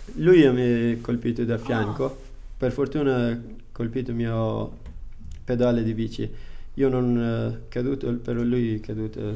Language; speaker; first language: Italian; non-native, fluent; Persian